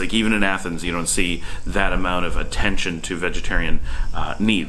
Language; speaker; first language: English; native; English